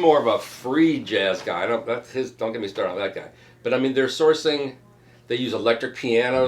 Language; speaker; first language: English; native; English